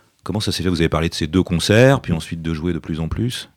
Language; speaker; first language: French; native; French